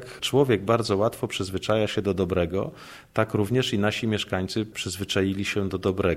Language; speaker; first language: Polish; native; Polish